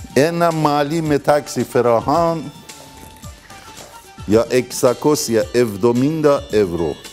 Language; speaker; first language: Greek; non-native, learner; Persian